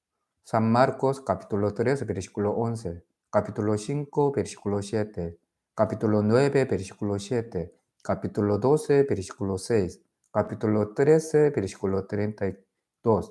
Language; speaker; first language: Spanish; non-native, learner; Korean